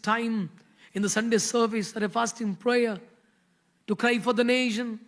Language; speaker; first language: English; non-native, local second language; Telugu